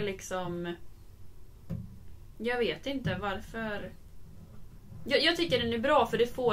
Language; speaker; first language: Swedish; native; Swedish